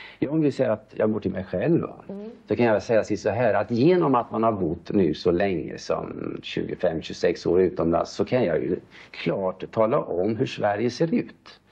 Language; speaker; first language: Swedish; native; Swedish